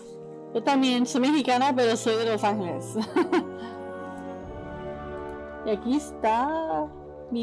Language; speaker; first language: Spanish; early bilingual, heritage; Spanish